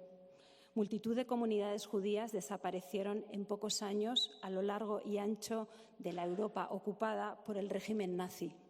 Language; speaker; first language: Spanish; native; Spanish